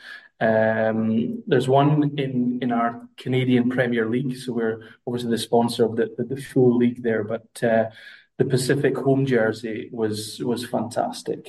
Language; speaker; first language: English; native; English